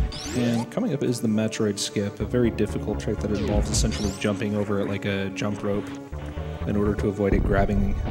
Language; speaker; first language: English; native; English